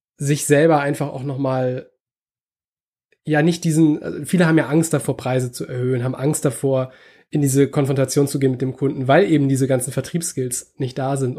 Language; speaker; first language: German; native; German